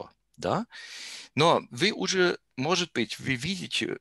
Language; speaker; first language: Russian; non-native, learner; German